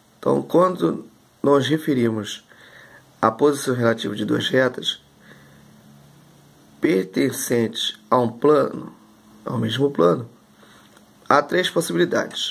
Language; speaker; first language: Portuguese; native; Portuguese